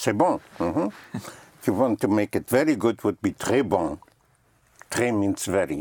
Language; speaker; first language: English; non-native, fluent; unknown